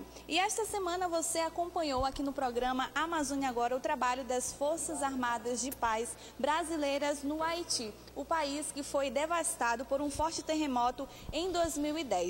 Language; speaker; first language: Portuguese; native; Portuguese